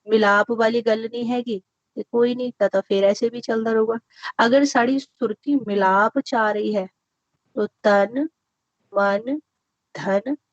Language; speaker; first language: Hindi; non-native, local second language; Punjabi